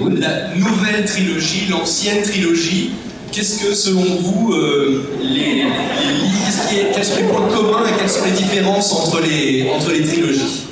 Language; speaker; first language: French; native; French